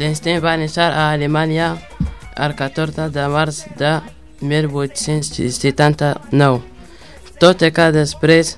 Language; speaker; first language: Catalan; non-native, learner; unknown